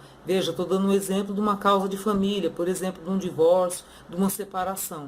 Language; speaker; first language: Portuguese; native; Portuguese